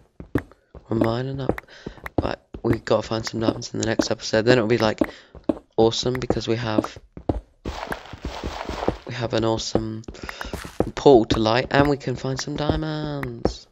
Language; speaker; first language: English; native; English